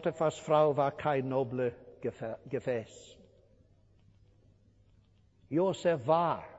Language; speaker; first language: German; non-native, fluent; English